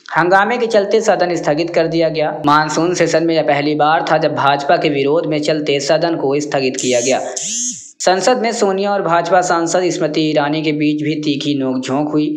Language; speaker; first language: Hindi; native; Hindi